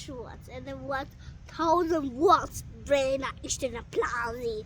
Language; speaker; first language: Albanian; early bilingual, heritage; Albanian